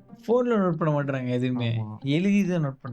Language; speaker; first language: Tamil; native; Tamil